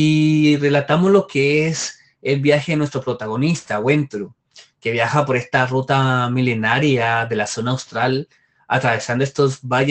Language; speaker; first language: Spanish; native; Spanish